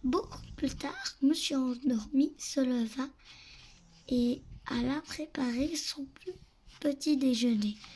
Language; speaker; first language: French; native; French